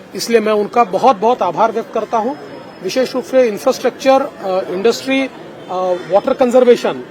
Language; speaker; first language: Hindi; non-native, local second language; Marathi